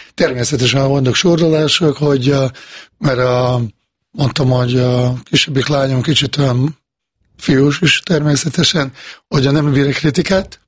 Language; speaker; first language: Hungarian; non-native, fluent; Bosnian